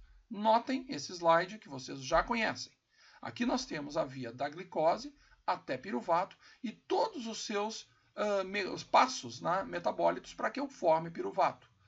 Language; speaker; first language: Portuguese; native; Portuguese